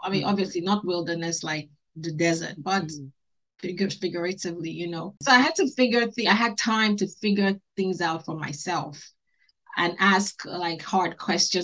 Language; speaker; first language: English; non-native, local second language; Igbo